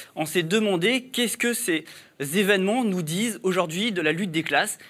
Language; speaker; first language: French; native; French